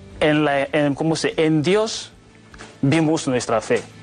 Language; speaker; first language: Spanish; non-native, learner; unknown